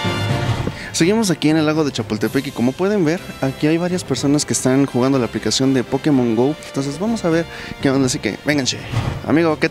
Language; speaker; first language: Spanish; native; Spanish